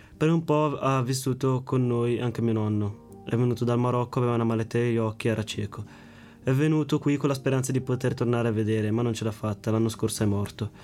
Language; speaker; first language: Italian; early bilingual, other home language; Arabic